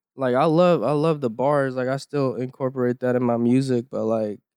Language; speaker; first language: English; early bilingual, other home language; Iloko